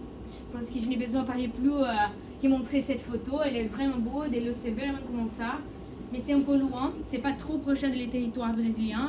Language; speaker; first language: French; non-native, learner; Portuguese